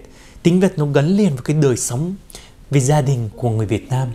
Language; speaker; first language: Vietnamese; non-native, fluent; Arabic